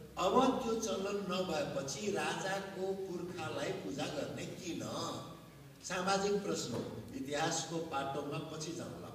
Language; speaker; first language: Nepali; non-native, local second language; Maithili